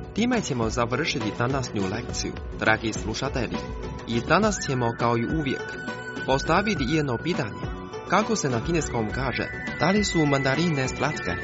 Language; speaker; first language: Croatian; non-native, fluent; Chinese